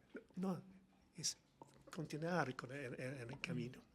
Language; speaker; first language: Spanish; non-native, learner; Swedish